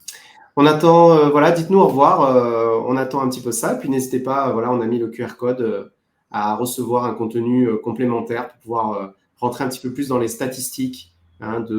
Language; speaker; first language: French; native; French